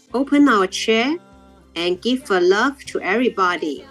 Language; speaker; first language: English; non-native, learner; Chinese